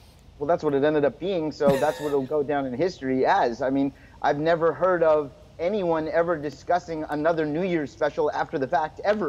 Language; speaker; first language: English; native; English